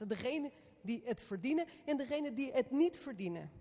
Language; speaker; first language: Dutch; non-native, fluent; Portuguese